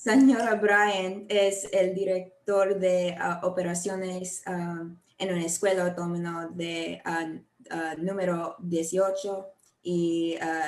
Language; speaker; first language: Spanish; non-native, learner; English